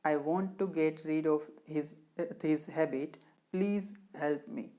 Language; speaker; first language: English; non-native, local second language; Gujarati